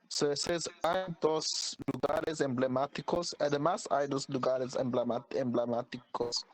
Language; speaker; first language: Spanish; non-native, learner; English